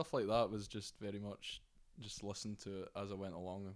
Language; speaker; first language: English; native; English